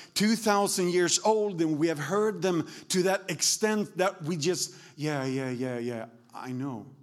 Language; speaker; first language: English; non-native, fluent; Swedish